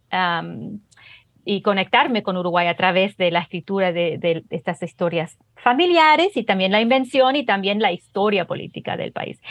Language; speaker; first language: Spanish; early bilingual, heritage; Spanish